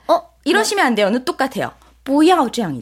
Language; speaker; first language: Korean; native; Korean